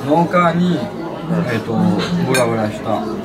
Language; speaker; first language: Japanese; non-native, learner; French